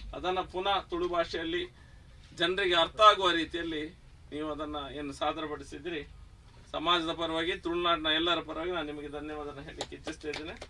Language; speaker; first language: Kannada; non-native, local second language; Tulu